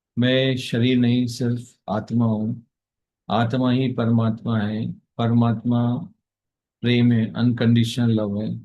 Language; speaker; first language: Hindi; native; Hindi